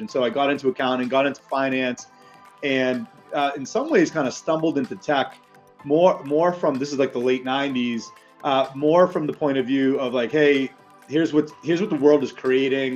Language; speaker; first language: English; native; English